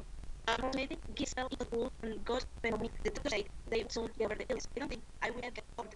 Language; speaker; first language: English; non-native, learner; Spanish